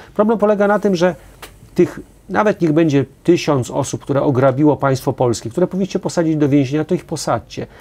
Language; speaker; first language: Polish; native; Polish